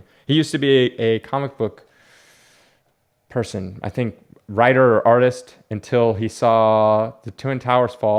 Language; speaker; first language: English; native; English